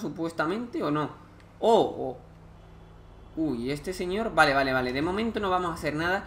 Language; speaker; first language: Spanish; native; Spanish